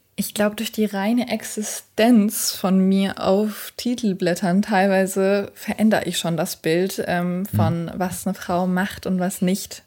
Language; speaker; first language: German; early bilingual, other home language; Kurdish